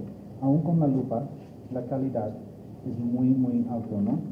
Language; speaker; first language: Spanish; non-native, learner; English